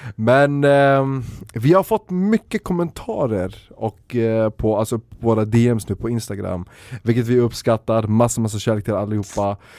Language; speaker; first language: Swedish; early bilingual, other home language; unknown